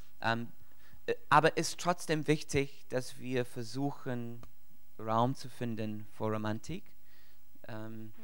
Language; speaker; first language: German; non-native, learner; English